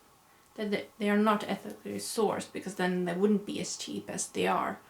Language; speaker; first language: English; non-native, fluent; Swedish